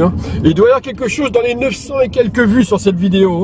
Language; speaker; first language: French; native; French